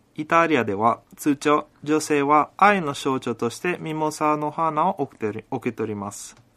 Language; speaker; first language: Japanese; non-native, fluent; Italian